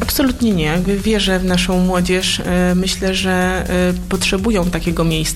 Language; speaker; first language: Polish; native; Polish